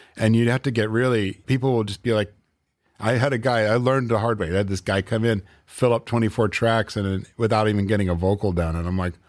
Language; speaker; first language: English; native; English